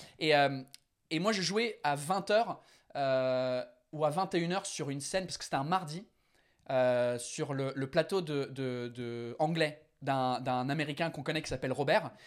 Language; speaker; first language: French; non-native, fluent; English